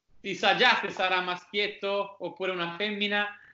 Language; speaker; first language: Italian; native; Italian